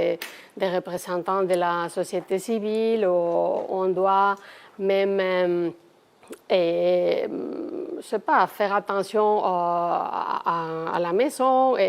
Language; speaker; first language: French; non-native, fluent; Spanish